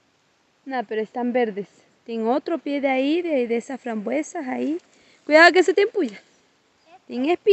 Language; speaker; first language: Spanish; non-native, learner; Portuguese